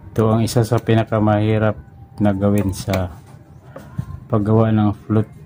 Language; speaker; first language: Filipino; non-native, local second language; Cebuano